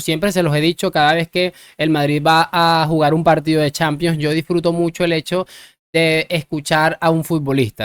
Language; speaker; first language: Spanish; native; Spanish